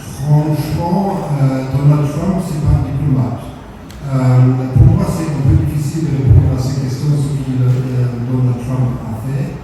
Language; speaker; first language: French; non-native, fluent; German